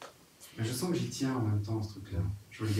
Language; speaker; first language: French; native; French